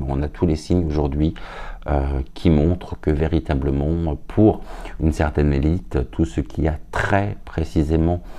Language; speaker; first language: French; native; French